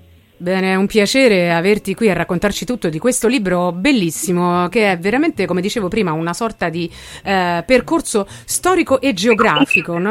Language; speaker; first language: Italian; native; Italian